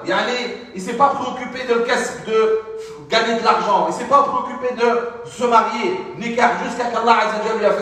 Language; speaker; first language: French; non-native, fluent; Arabic